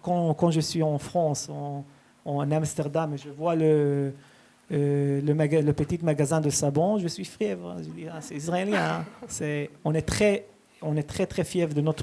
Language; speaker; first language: French; early bilingual, heritage; Hebrew